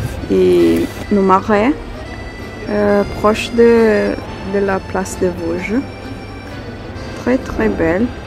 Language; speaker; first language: French; non-native, learner; Portuguese